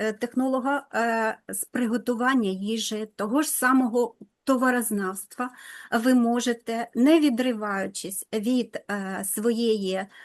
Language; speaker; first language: Ukrainian; non-native, local second language; Russian